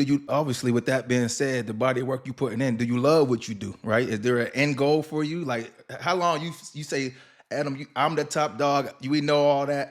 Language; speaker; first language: English; native; English